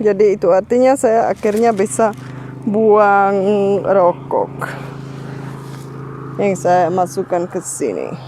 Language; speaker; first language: Indonesian; non-native, fluent; Czech